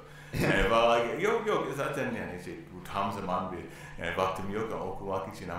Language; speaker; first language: Turkish; non-native, learner; English